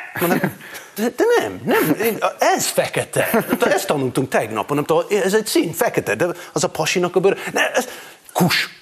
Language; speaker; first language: Hungarian; non-native, fluent; English